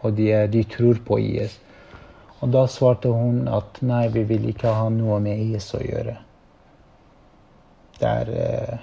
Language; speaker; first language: Norwegian; non-native, fluent; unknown